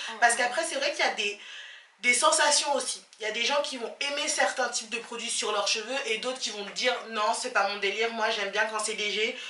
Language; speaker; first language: French; native; French